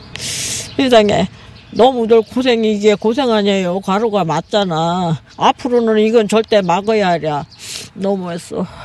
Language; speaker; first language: Korean; native; Korean